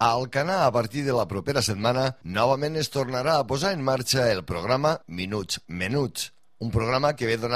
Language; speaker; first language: Catalan; native; Catalan